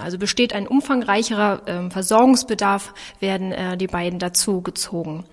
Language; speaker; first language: German; native; German